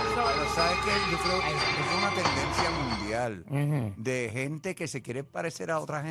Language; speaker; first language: Spanish; native; Spanish